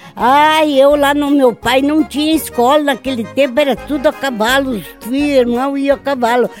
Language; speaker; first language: Portuguese; native; Portuguese